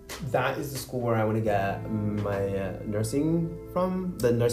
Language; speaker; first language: English; early bilingual, other home language; Spanish